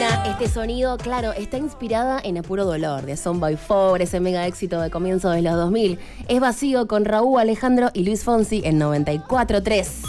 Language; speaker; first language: Spanish; native; Spanish